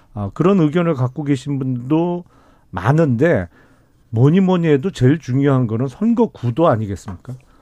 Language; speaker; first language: Korean; native; Korean